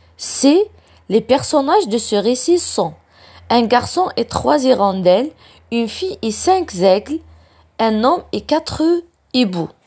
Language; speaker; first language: French; non-native, local second language; Arabic